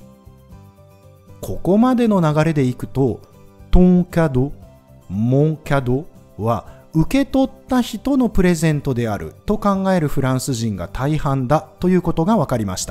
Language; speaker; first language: Japanese; native; Japanese